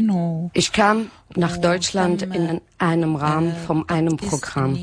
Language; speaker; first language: German; non-native, learner; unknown